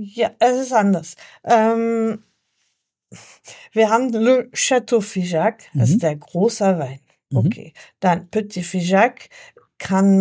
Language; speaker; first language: German; non-native, learner; French